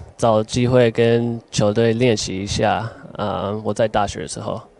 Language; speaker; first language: Chinese; early bilingual, heritage; Chinese